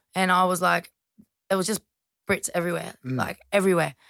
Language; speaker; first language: English; native; English